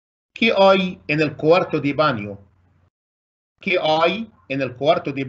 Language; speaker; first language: Spanish; non-native, fluent; Arabic